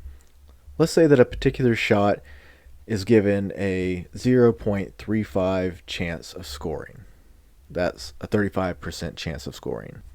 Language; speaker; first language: English; native; English